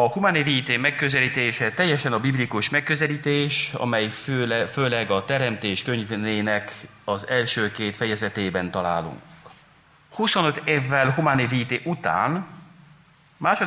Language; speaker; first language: Hungarian; non-native, fluent; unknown